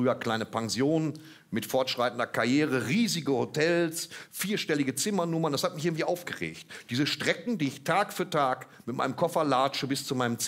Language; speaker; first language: German; native; German